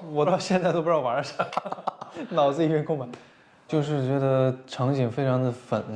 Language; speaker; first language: Chinese; native; Chinese